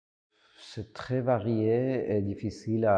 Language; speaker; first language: French; non-native, fluent; Spanish